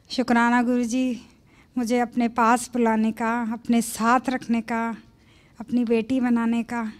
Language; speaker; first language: Hindi; native; Hindi